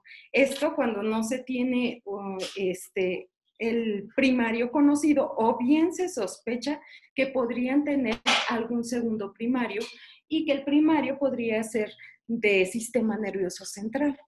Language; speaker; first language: Spanish; native; Spanish